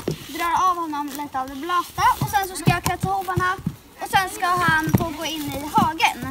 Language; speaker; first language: Swedish; native; Swedish